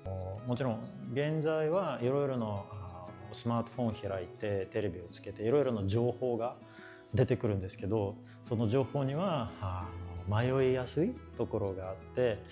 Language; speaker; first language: Japanese; non-native, fluent; Russian